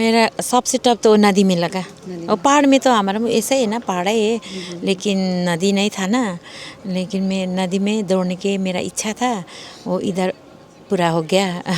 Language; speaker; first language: Hindi; non-native, local second language; Nepali